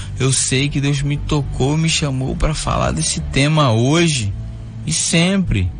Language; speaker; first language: Portuguese; native; Portuguese